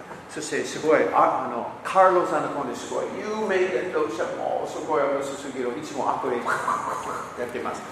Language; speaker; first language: Japanese; non-native, learner; English